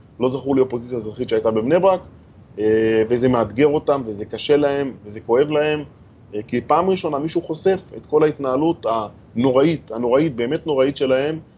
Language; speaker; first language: Hebrew; native; Hebrew